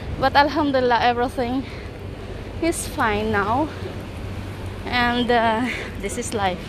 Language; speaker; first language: English; non-native, learner; Filipino